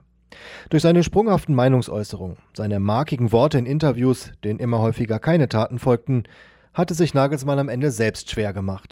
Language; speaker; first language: German; native; German